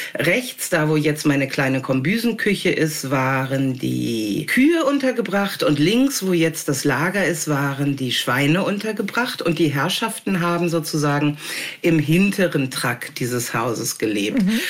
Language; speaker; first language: German; native; German